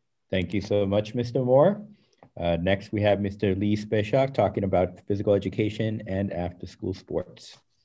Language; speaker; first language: English; early bilingual, other home language; Spanish